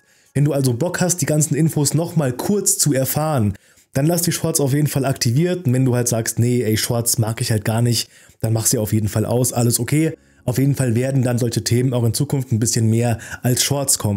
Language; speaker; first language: German; native; German